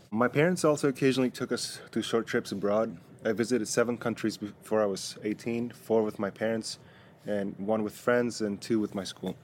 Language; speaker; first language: English; non-native, fluent; Greek